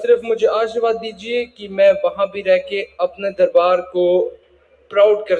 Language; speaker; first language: Hindi; early bilingual, heritage; Hindi